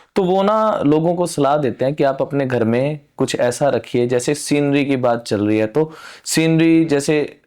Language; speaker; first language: Hindi; non-native, local second language; Punjabi